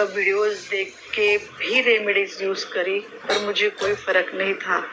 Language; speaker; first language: Hindi; non-native, local second language; Marathi